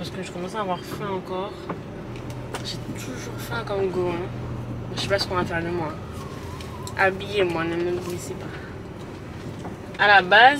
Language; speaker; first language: French; native; French